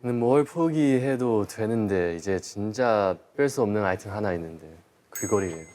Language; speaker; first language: Korean; non-native, fluent; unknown